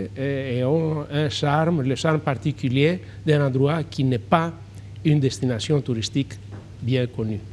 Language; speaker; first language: French; non-native, fluent; Greek